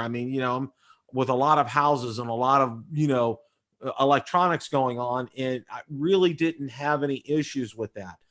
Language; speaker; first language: English; native; English